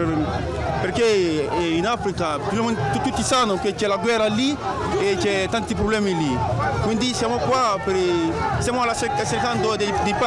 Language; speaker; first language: Italian; non-native, learner; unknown